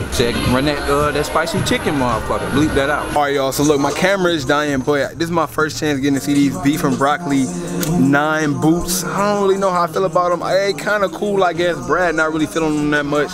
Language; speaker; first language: English; native; English